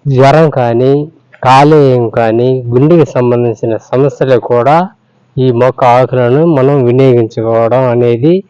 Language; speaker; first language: Telugu; non-native, local second language; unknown